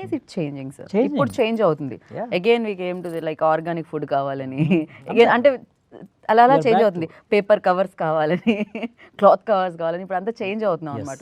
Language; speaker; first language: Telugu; native; Telugu